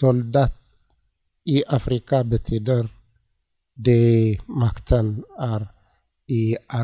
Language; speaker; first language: Swedish; non-native, learner; Tigrinya